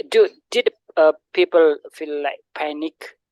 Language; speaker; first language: English; non-native, learner; Indonesian